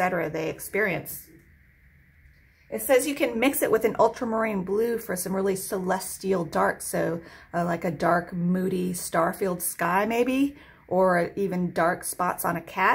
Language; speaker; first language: English; native; English